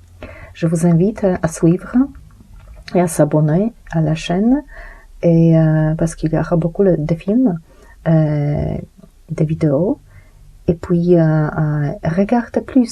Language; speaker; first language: French; non-native, fluent; Polish